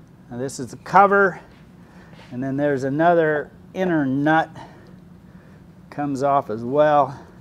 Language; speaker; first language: English; native; English